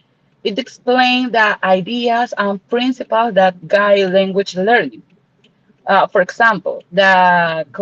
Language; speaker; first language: English; non-native, learner; Spanish